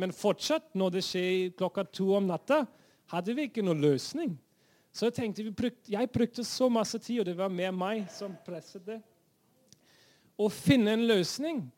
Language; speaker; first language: Norwegian; non-native, fluent; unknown